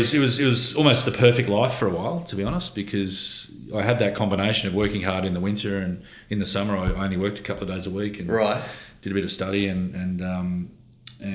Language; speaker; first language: English; native; English